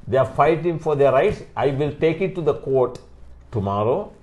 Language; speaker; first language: English; non-native, local second language; Sinhala